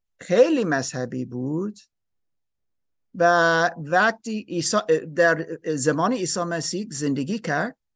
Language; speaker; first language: Persian; non-native, learner; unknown